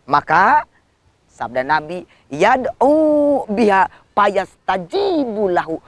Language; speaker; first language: Indonesian; non-native, local second language; Sundanese